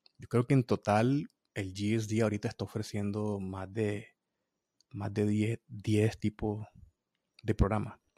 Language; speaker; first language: Spanish; native; Spanish